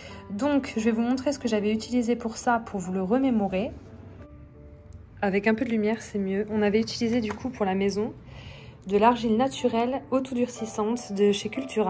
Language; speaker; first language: French; native; French